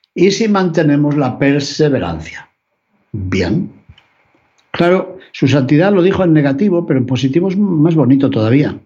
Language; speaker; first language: Spanish; native; Spanish